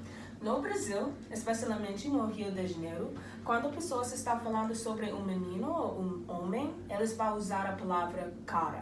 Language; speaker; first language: Portuguese; non-native, learner; English